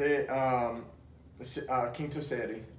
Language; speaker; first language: Portuguese; non-native, fluent; English